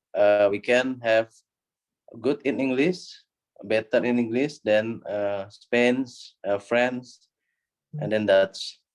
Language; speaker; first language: English; non-native, learner; Indonesian